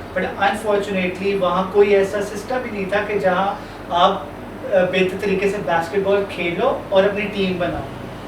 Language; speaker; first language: Urdu; native; Urdu